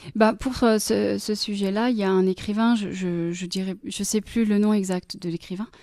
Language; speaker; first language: French; native; French